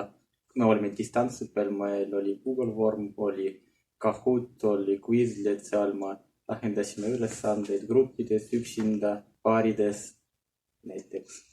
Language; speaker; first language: Estonian; non-native, learner; Russian